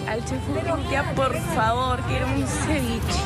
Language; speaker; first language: Spanish; native; Spanish